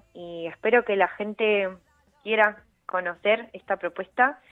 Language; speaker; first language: Spanish; native; Spanish